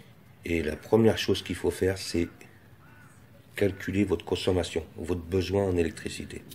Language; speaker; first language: French; native; French